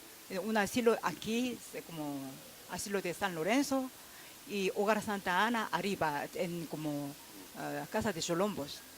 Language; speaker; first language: Spanish; non-native, fluent; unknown